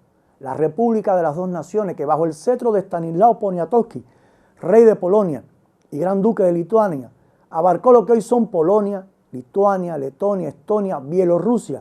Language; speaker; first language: Spanish; native; Spanish